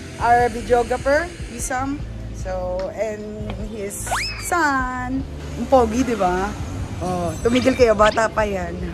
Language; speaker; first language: Filipino; native; Filipino